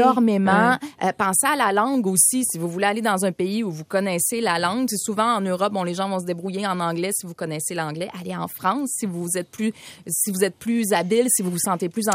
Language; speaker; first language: French; native; French